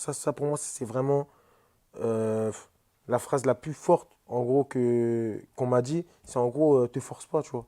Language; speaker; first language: French; early bilingual, other home language; Wolof